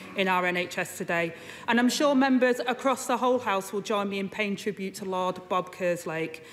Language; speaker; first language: English; native; English